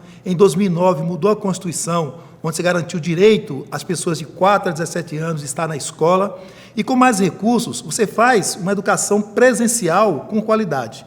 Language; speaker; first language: Portuguese; native; Portuguese